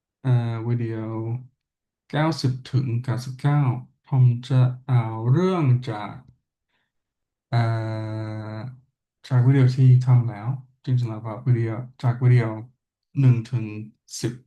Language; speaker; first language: Thai; non-native, learner; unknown